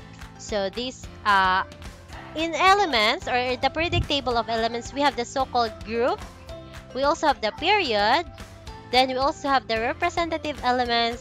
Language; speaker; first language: English; non-native, local second language; Cebuano